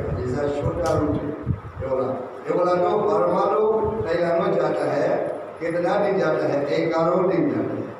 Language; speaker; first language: Hindi; non-native, fluent; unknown